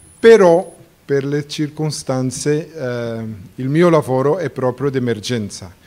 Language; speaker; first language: Italian; non-native, fluent; Portuguese